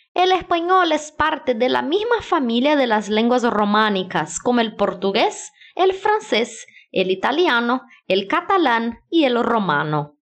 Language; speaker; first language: Spanish; non-native, fluent; Portuguese